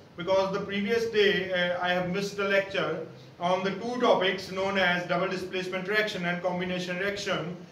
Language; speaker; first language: English; non-native, local second language; Punjabi